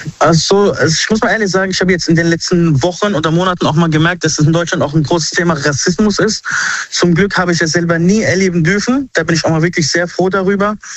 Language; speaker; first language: German; early bilingual, other home language; Arabic